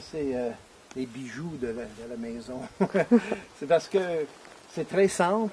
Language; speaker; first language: French; non-native, fluent; English